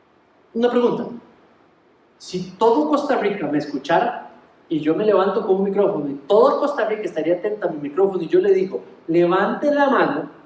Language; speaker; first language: Spanish; native; Spanish